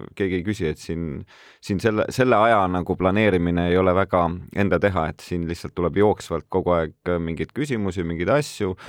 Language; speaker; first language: Estonian; native; Estonian